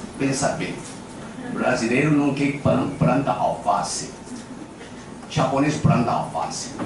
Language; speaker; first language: Portuguese; non-native, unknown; Chinese